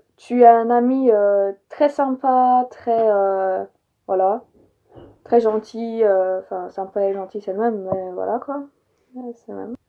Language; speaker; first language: French; early bilingual, other home language; Polish